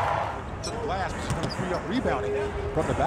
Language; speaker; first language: English; native; English